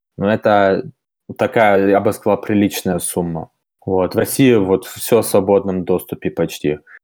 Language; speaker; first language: Russian; early bilingual, heritage; German